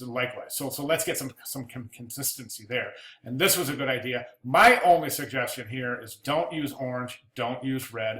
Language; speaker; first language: English; native; English